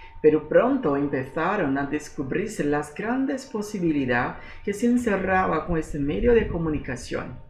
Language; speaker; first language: Spanish; non-native, fluent; Portuguese